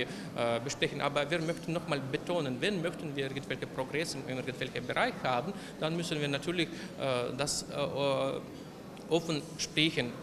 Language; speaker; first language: German; non-native, local second language; Ukrainian